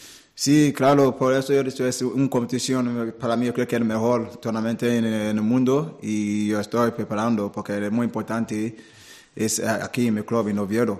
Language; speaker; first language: Spanish; non-native, learner; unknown